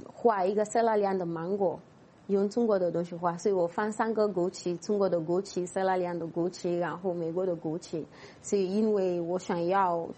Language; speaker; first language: Chinese; non-native, fluent; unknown